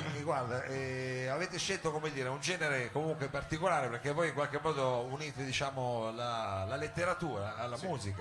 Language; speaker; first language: Italian; native; Italian